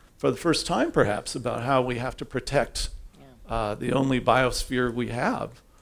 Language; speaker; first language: English; native; English